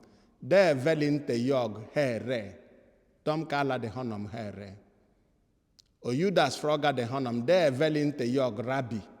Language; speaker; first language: Swedish; non-native, fluent; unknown